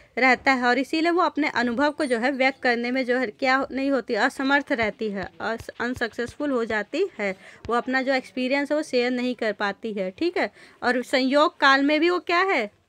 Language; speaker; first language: Hindi; native; Hindi